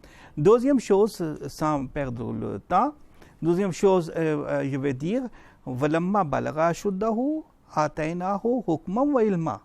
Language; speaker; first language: French; non-native, fluent; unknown